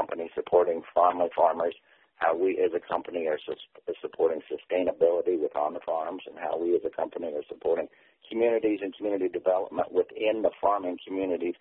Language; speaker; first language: English; native; English